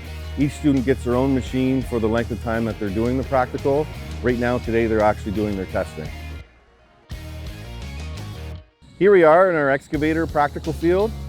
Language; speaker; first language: English; native; English